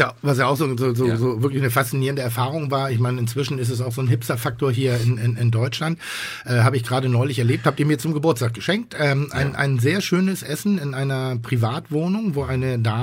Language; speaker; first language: German; native; German